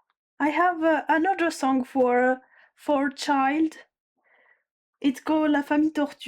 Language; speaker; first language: English; non-native, learner; French